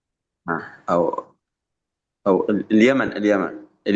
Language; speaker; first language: Arabic; native; Arabic